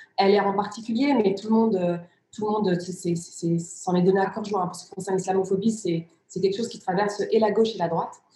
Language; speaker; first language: French; early bilingual, other home language; Riffian